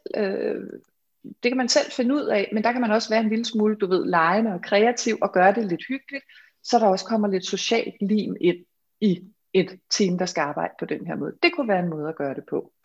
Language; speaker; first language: Danish; native; Danish